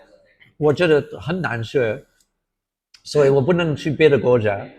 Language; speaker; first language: Chinese; non-native, fluent; English